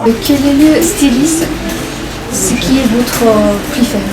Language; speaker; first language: French; non-native, learner; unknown